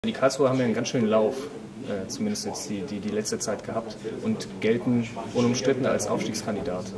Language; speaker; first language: German; native; German